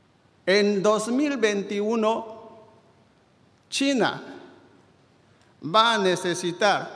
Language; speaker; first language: Spanish; non-native, fluent; Chinese